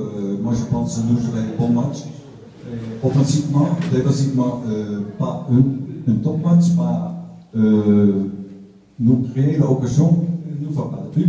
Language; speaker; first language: French; non-native, learner; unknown